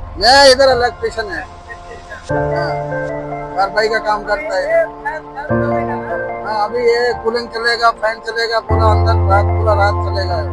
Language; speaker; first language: Hindi; non-native, learner; Bangla